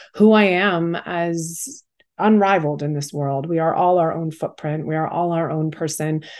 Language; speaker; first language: English; native; English